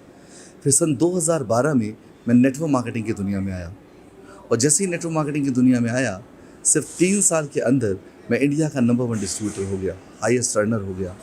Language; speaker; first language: Hindi; native; Hindi